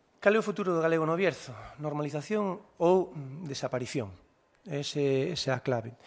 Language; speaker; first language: Galician; native; Galician